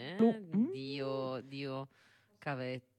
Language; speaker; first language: Italian; native; Italian